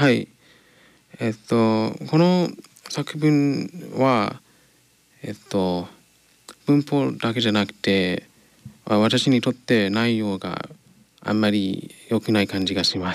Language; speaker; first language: Japanese; non-native, learner; English